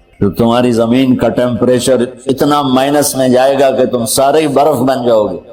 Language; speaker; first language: Urdu; non-native, local second language; Punjabi